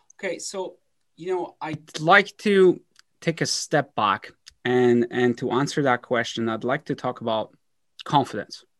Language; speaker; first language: English; early bilingual, other home language; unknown